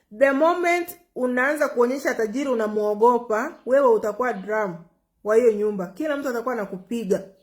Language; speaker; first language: Swahili; non-native, local second language; Gusii